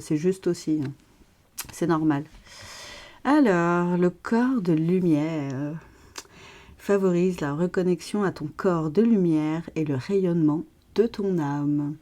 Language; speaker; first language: French; native; French